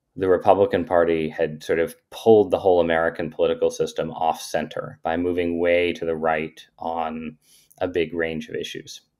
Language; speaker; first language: English; native; English